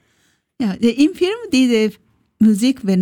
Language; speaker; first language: German; non-native, learner; Japanese